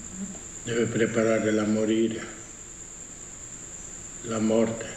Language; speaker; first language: Italian; non-native, fluent; Tibetan